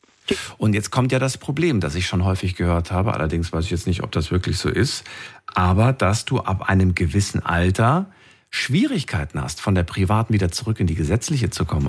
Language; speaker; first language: German; native; German